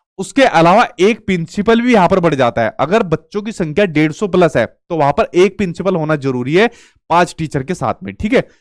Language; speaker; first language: Hindi; native; Hindi